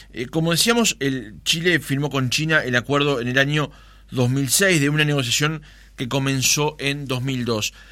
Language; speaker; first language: Spanish; native; Spanish